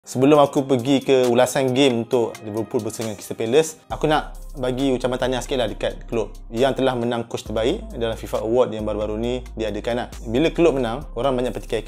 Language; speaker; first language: Malay; native; Malay